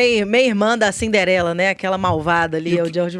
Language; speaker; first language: Portuguese; native; Portuguese